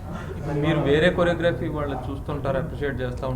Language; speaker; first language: Telugu; native; Telugu